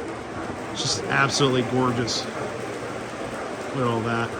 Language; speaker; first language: English; native; English